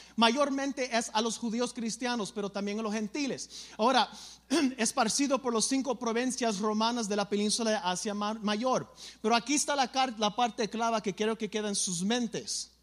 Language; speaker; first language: Spanish; early bilingual, other home language; English